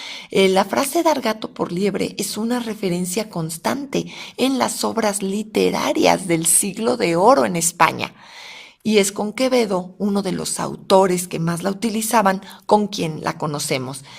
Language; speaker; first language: Spanish; native; Spanish